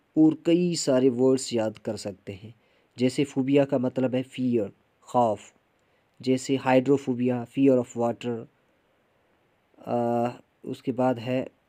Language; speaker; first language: Urdu; non-native, local second language; Sindhi